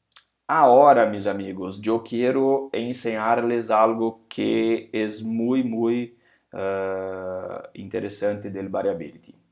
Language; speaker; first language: Spanish; non-native, fluent; Portuguese